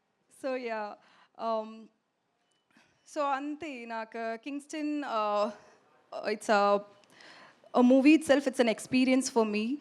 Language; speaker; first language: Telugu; non-native, learner; Tamil